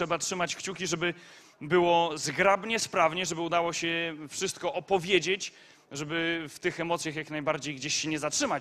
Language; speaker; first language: Polish; native; Polish